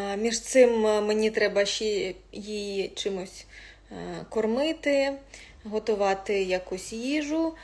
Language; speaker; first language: Ukrainian; non-native, local second language; Russian